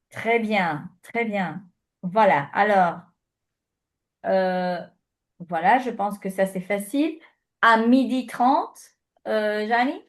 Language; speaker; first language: French; non-native, fluent; Spanish